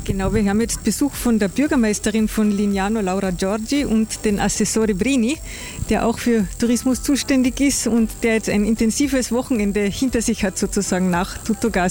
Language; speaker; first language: German; native; German